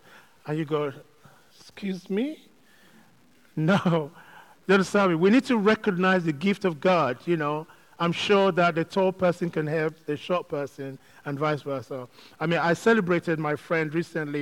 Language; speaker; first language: English; non-native, local second language; Yoruba